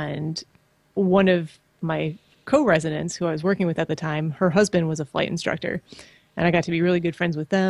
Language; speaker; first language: English; native; English